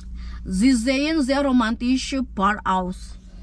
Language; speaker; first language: German; non-native, learner; Indonesian